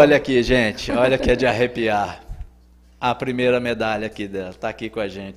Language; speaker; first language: Portuguese; native; Portuguese